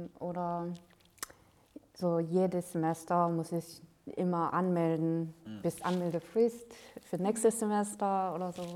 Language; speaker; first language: German; non-native, learner; Korean